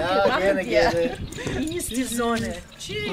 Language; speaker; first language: German; non-native, fluent; Russian